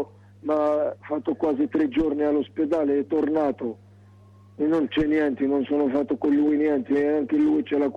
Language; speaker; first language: Italian; non-native, learner; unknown